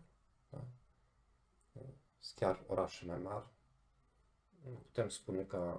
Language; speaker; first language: Romanian; non-native, fluent; German